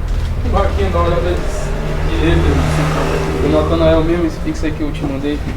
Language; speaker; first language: Portuguese; non-native, learner; Haitian Creole